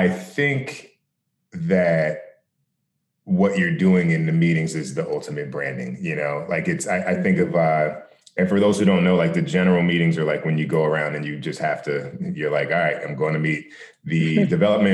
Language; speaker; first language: English; native; English